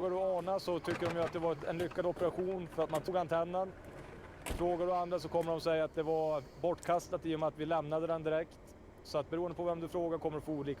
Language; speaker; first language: Swedish; native; Swedish